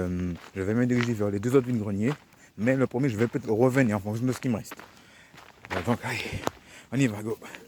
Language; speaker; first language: French; native; French